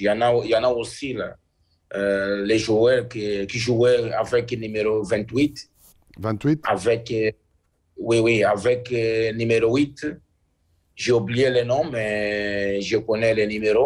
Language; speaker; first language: French; non-native, learner; Portuguese